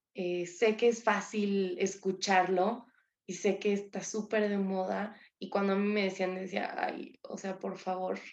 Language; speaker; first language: Spanish; native; Spanish